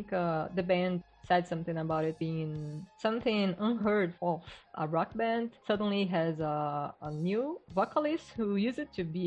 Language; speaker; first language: English; non-native, fluent; Portuguese